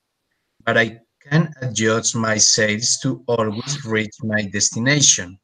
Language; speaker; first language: English; non-native, learner; Spanish